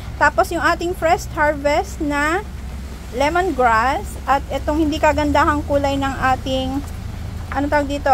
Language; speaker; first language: Filipino; non-native, local second language; Hiligaynon